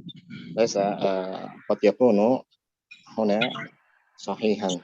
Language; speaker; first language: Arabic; non-native, fluent; Indonesian